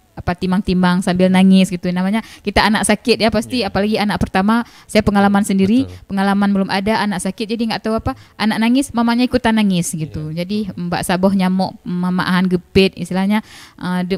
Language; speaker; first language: Indonesian; non-native, local second language; Achinese